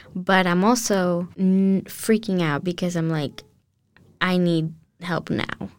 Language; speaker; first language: English; non-native, fluent; Spanish